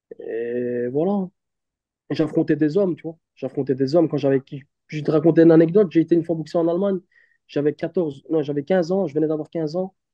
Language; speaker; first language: French; early bilingual, other home language; Turkish